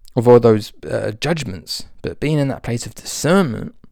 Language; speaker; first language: English; native; English